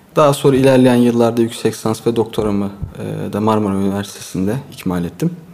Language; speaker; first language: Turkish; native; Turkish